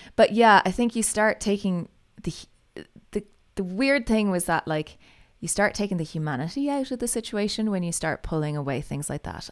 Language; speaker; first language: English; native; English